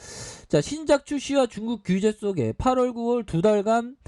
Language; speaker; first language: Korean; native; Korean